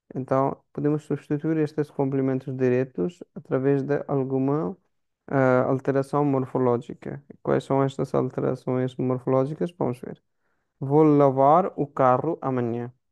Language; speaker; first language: Portuguese; non-native, fluent; Hindi